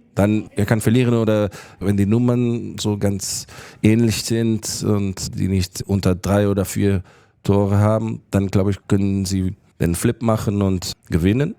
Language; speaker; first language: German; non-native, fluent; Portuguese